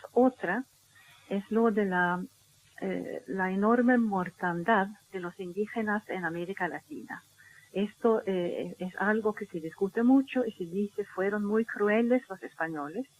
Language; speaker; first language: Spanish; non-native, fluent; Swedish